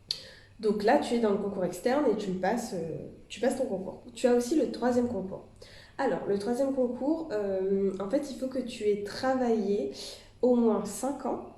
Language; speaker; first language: French; native; French